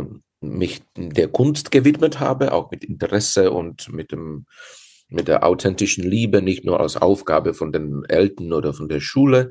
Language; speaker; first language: German; non-native, fluent; Czech